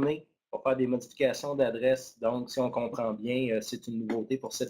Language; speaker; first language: French; native; French